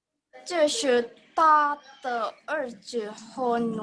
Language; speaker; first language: Chinese; non-native, learner; Indonesian